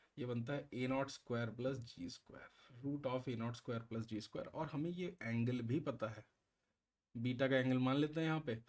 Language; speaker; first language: Hindi; native; Hindi